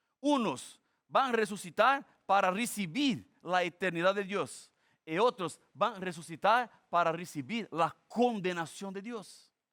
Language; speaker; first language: Spanish; non-native, fluent; Portuguese